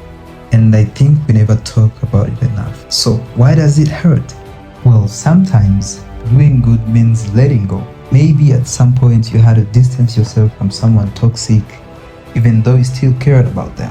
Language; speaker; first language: English; non-native, local second language; Kinyarwanda